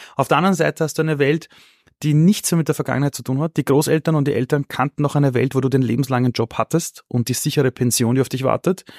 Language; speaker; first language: German; early bilingual, other home language; Persian